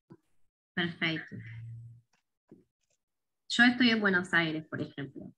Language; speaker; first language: Portuguese; non-native, fluent; Spanish